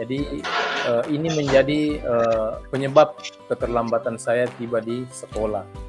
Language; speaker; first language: Indonesian; non-native, local second language; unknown